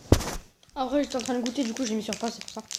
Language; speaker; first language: French; native; French